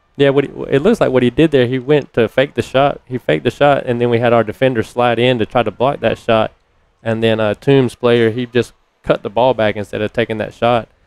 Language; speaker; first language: English; early bilingual, other home language; Spanish